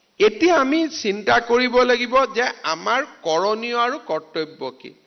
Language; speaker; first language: Assamese; native; Assamese